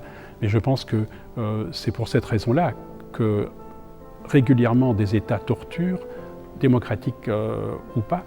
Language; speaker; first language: French; native; French